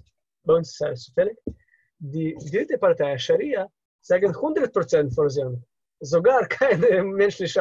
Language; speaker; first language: German; non-native, learner; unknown